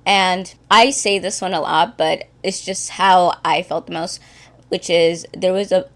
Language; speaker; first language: English; native; English